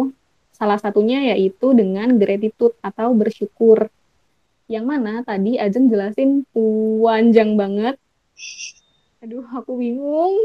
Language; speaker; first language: Indonesian; native; Indonesian